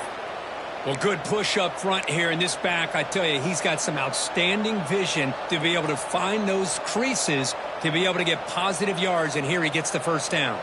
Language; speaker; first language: English; native; English